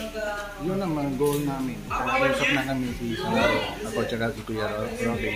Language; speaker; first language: Filipino; non-native, learner; Punjabi